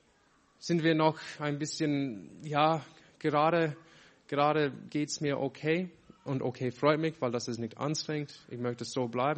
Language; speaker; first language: German; non-native, fluent; English